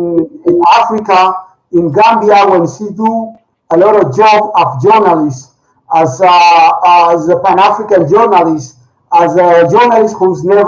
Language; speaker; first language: English; non-native, learner; Spanish